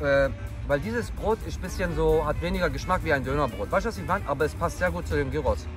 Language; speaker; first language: German; native; German